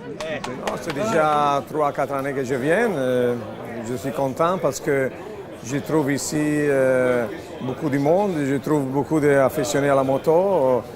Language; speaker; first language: French; non-native, fluent; Italian